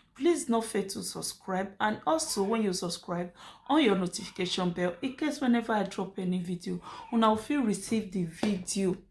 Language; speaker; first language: Nigerian Pidgin; native; Nigerian Pidgin